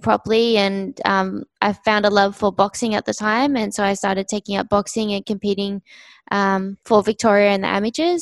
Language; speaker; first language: English; native; English